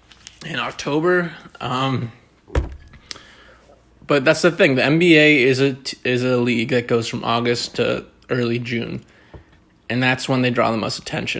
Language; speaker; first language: English; native; English